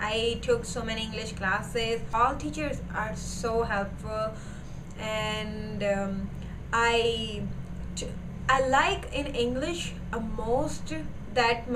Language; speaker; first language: English; non-native, learner; Gujarati